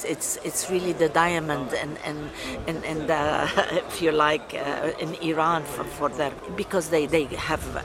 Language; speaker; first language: English; non-native, fluent; Arabic